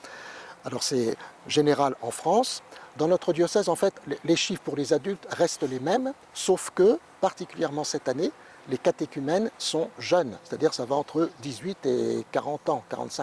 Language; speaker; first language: French; native; French